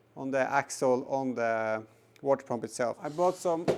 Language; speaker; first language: English; non-native, fluent; Norwegian